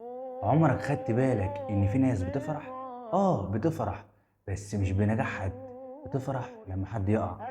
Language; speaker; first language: Arabic; native; Arabic